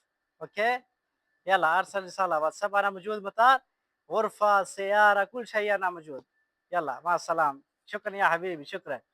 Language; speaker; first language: Arabic; non-native, learner; Punjabi